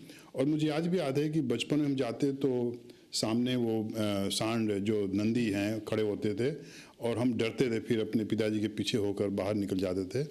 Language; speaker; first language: Hindi; native; Hindi